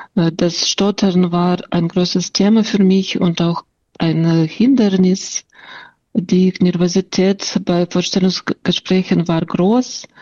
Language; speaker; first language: German; non-native, fluent; Russian